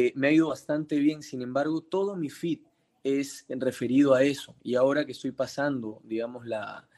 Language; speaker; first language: Spanish; native; Spanish